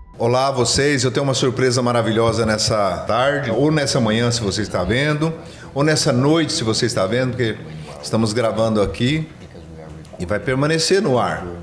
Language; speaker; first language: Portuguese; native; Portuguese